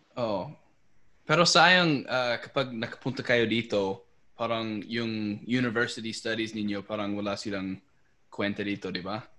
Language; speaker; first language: Filipino; non-native, fluent; English